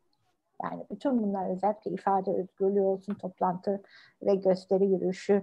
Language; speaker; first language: Turkish; native; Turkish